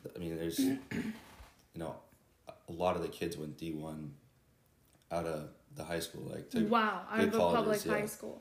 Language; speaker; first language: English; native; English